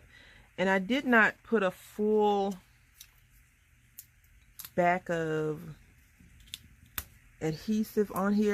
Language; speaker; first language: English; native; English